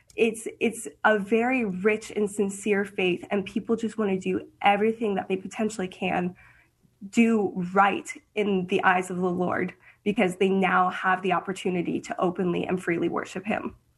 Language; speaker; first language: English; early bilingual, heritage; English